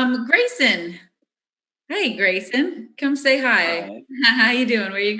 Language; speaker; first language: English; native; English